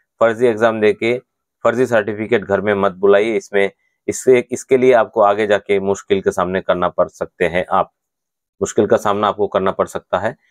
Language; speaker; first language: Hindi; non-native, local second language; Bangla